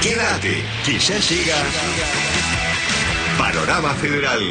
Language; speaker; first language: Spanish; native; Spanish